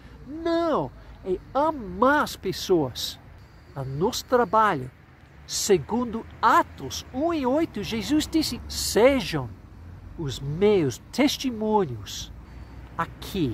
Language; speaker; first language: Portuguese; non-native, fluent; English